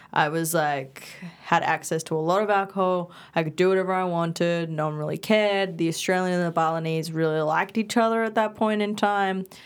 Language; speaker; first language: English; non-native, local second language; Indonesian